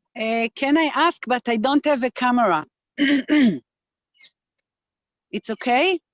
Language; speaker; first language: English; non-native, fluent; Hebrew